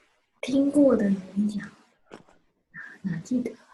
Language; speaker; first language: Chinese; native; Chinese